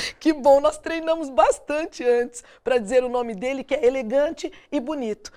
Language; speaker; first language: Portuguese; native; Portuguese